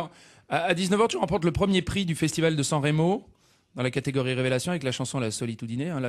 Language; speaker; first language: French; native; French